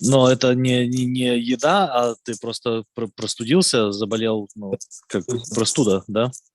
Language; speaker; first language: Russian; native; Russian